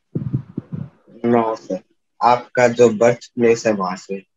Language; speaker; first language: Hindi; native; Hindi